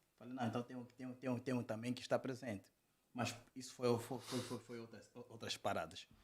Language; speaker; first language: Portuguese; native; Portuguese